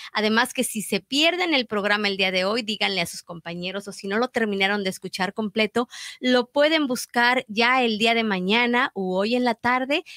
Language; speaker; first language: Spanish; native; Spanish